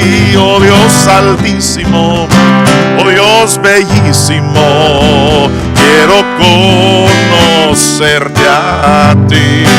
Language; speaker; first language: Spanish; non-native, local second language; English